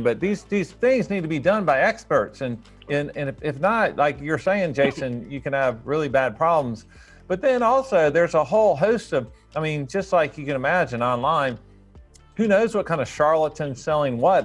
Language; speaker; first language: English; native; English